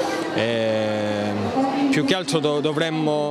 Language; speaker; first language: Italian; native; Italian